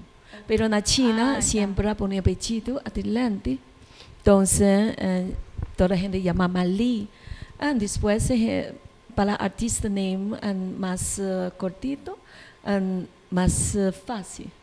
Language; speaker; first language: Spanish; non-native, learner; Chinese